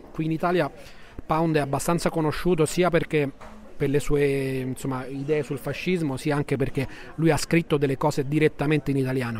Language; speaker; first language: Italian; native; Italian